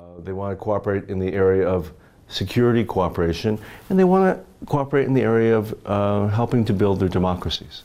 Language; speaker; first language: English; native; English